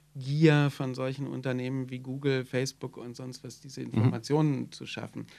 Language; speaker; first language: German; native; German